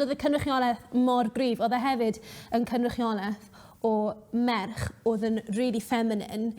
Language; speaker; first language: Welsh; native; Welsh